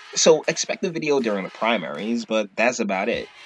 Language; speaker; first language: English; native; English